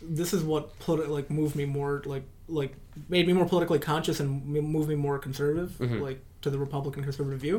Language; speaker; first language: English; native; English